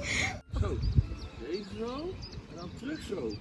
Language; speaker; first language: Dutch; native; Dutch